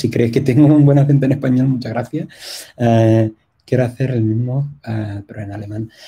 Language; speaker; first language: Spanish; non-native, fluent; English